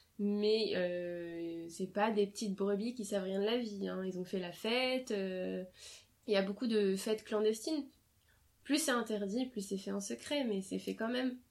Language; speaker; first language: French; native; French